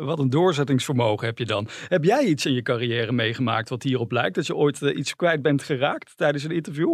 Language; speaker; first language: Dutch; native; Dutch